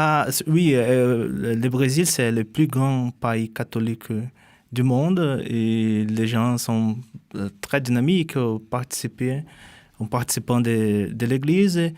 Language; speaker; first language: French; non-native, fluent; Portuguese